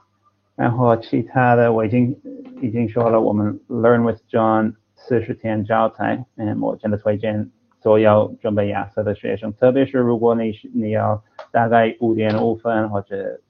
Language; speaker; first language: Chinese; non-native, fluent; English